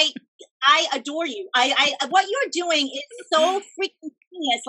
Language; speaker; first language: English; native; English